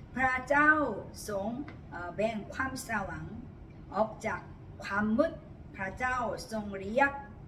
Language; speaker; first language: Thai; non-native, learner; Korean